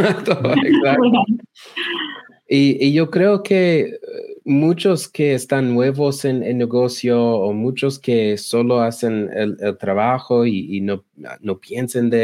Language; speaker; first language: Spanish; non-native, learner; English